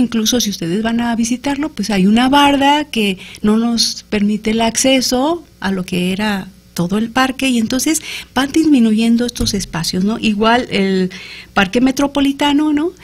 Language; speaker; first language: Spanish; native; Spanish